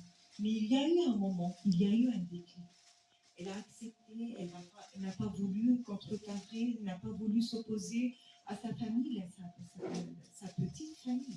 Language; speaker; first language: French; non-native, local second language; Arabic